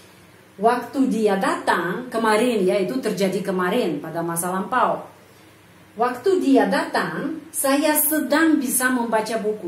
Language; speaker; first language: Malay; non-native, fluent; Russian